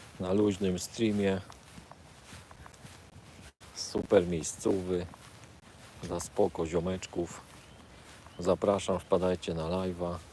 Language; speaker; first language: Polish; native; Polish